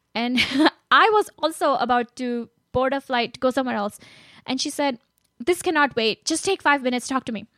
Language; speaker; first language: English; non-native, local second language; Gujarati